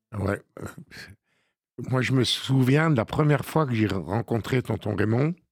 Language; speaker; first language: French; native; French